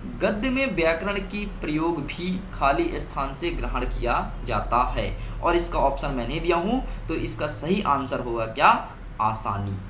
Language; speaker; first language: Hindi; native; Hindi